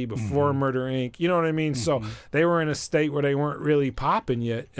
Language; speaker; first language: English; native; English